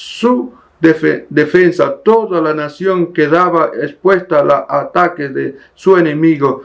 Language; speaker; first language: Spanish; native; Spanish